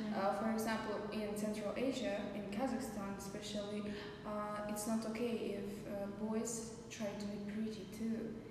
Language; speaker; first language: English; non-native, fluent; Kazakh